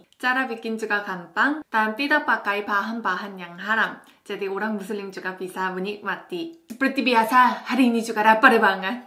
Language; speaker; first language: Indonesian; non-native, fluent; Korean